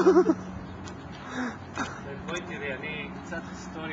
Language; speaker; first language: Hebrew; non-native, fluent; Ladino